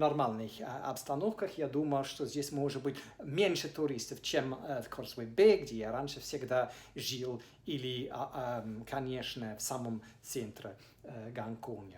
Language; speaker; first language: Russian; non-native, fluent; English